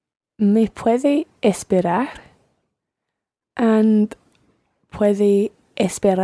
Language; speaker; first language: Spanish; non-native, learner; English